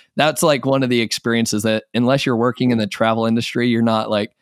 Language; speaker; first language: English; native; English